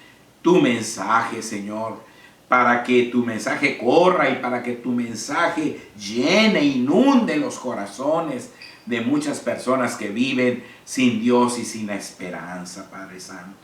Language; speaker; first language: Spanish; native; Spanish